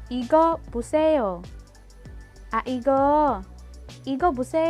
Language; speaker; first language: Korean; non-native, learner; Filipino